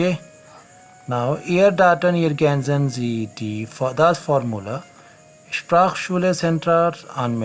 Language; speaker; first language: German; non-native, learner; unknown